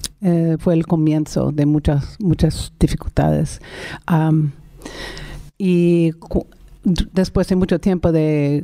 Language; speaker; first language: Spanish; non-native, fluent; English